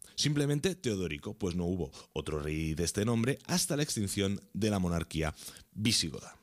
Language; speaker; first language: Spanish; non-native, local second language; Catalan